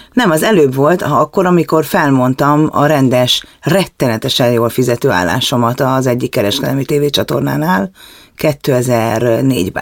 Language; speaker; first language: Hungarian; native; Hungarian